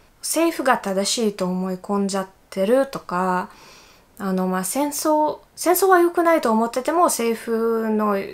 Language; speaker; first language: Japanese; non-native, fluent; Russian